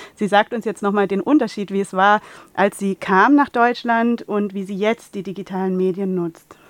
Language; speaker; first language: German; native; German